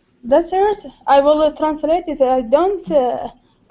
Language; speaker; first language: English; non-native, learner; Arabic